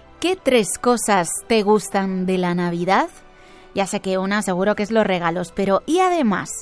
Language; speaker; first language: Spanish; native; Spanish